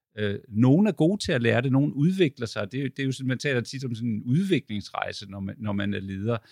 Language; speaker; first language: Danish; native; Danish